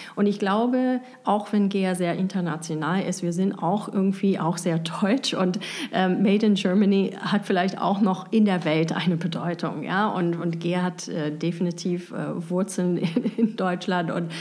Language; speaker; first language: German; non-native, fluent; English